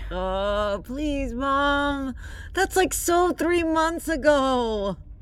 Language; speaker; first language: English; early bilingual, other home language; Spanish